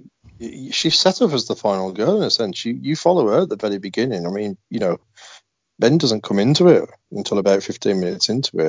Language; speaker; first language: English; native; English